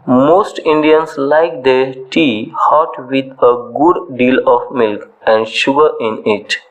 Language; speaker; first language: English; non-native, local second language; Marathi